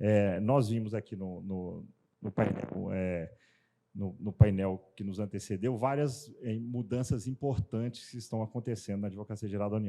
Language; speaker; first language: Portuguese; native; Portuguese